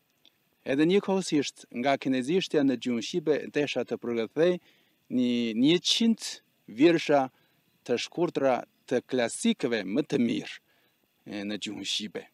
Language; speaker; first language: Albanian; non-native, fluent; Chinese